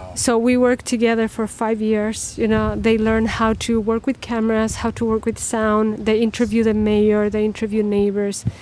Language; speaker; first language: English; non-native, fluent; Spanish